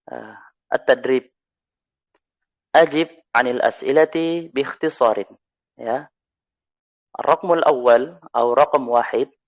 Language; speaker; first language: Arabic; non-native, fluent; Indonesian